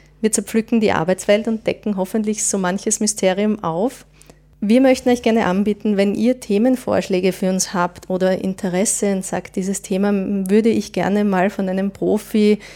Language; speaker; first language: German; native; German